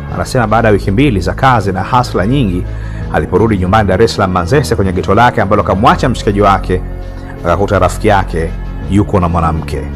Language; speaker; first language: Swahili; native; Swahili